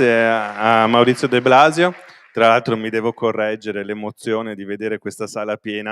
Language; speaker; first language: Italian; native; Italian